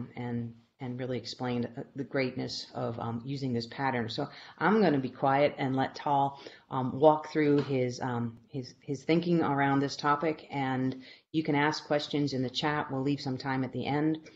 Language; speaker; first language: English; native; English